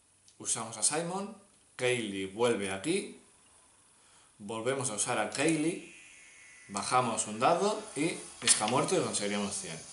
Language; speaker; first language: Spanish; native; Spanish